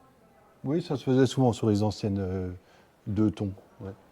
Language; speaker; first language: French; native; French